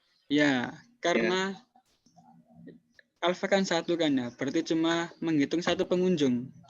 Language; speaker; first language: Indonesian; native; Indonesian